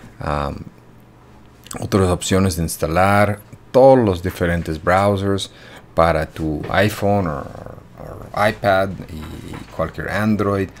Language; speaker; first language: Spanish; non-native, fluent; English